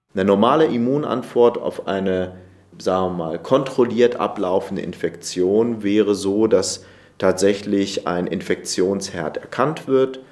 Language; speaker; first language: German; native; German